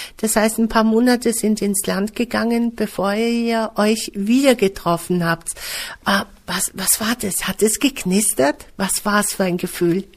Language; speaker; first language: German; native; German